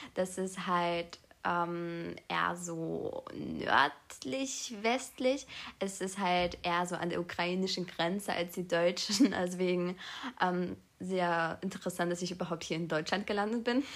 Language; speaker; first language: German; early bilingual, other home language; Polish